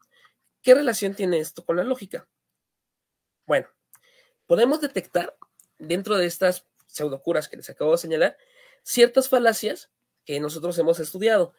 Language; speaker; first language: Spanish; native; Spanish